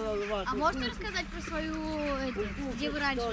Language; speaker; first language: Russian; native; Russian